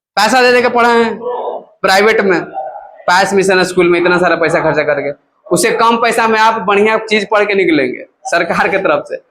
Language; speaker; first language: Hindi; native; Hindi